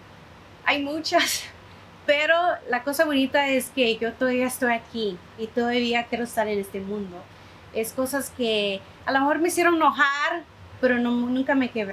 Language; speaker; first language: Spanish; early bilingual, heritage; Spanish